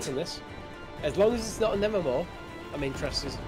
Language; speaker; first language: English; native; English